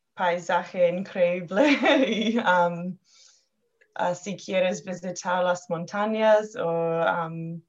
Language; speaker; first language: Spanish; non-native, learner; English